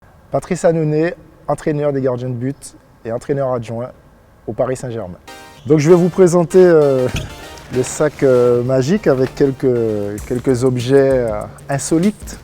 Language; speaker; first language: French; native; French